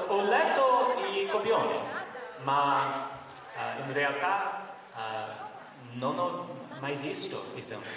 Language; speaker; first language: Italian; non-native, learner; English